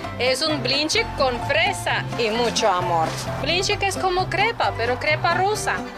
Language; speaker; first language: Spanish; non-native, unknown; Russian